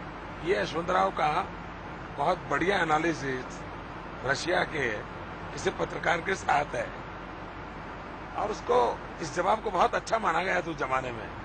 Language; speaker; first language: Hindi; non-native, local second language; Gujarati